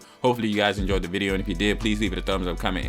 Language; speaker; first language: English; native; English